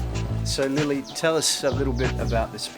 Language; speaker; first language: English; native; English